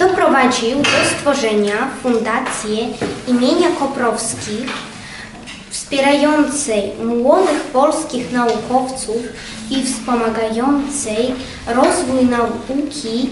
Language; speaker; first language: Polish; non-native, learner; Ukrainian